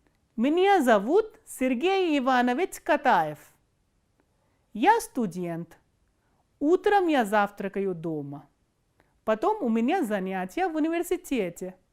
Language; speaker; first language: Russian; non-native, fluent; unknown